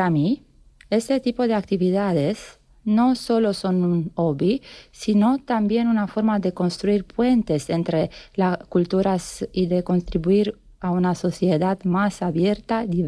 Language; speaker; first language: Spanish; non-native, fluent; Romanian